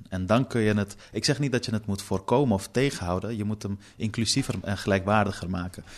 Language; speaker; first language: Dutch; early bilingual, other home language; Persian